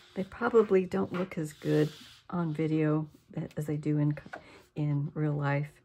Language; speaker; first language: English; native; English